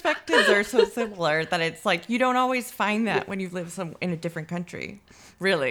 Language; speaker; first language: English; native; English